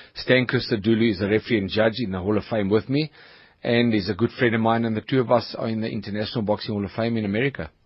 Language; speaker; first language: English; native; English